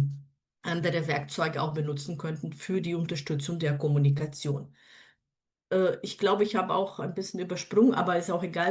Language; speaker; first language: German; non-native, fluent; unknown